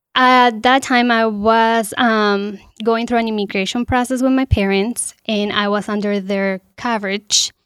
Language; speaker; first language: English; non-native, fluent; Spanish